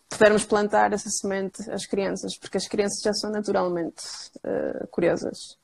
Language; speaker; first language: Portuguese; non-native, fluent; Spanish